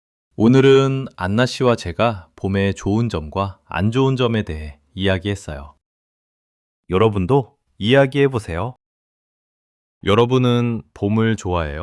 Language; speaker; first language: Korean; non-native, fluent; English